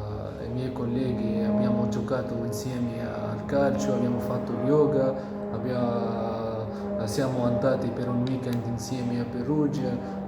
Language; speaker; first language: Italian; non-native, learner; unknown